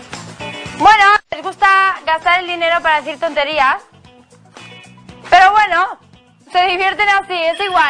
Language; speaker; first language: Spanish; native; Spanish